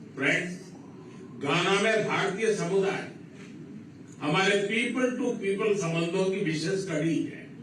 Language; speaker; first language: Hindi; non-native, local second language; Gujarati